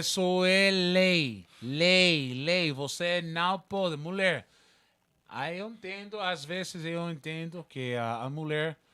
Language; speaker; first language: Portuguese; non-native, learner; Spanish